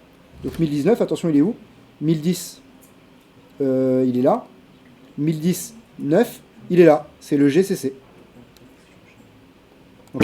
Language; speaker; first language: French; native; French